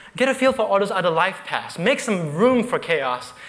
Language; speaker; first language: English; native; English